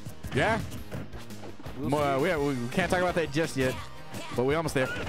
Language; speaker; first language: English; native; English